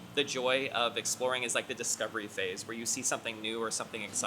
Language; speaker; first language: English; native; English